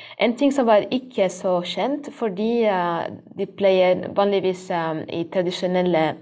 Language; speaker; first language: Norwegian; non-native, learner; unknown